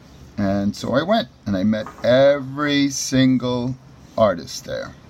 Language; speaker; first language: English; native; English